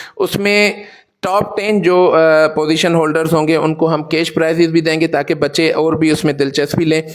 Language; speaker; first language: Urdu; non-native, local second language; Sindhi